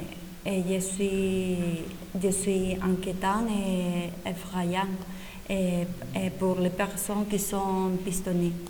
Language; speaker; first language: French; non-native, learner; Spanish